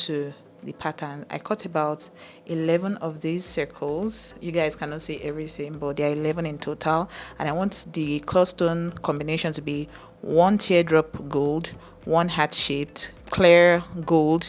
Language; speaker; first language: English; native; English